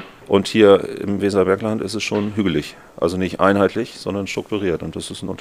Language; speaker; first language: German; native; German